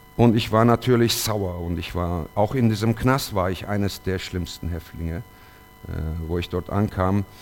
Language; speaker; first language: German; early bilingual, other home language; Turkish